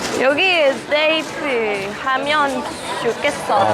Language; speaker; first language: Korean; non-native, learner; Vietnamese